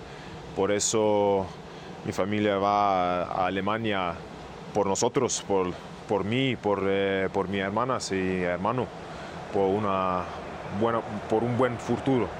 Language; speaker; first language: Spanish; non-native, learner; German